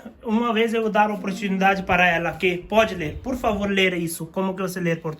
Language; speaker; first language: Portuguese; non-native, learner; Hindi